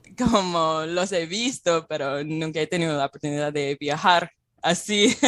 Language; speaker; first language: Spanish; non-native, fluent; English